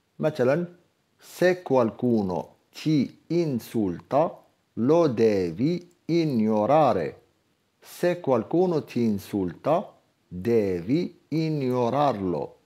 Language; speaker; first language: Italian; non-native, fluent; Arabic